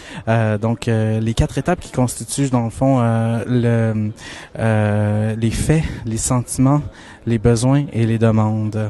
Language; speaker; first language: French; native; French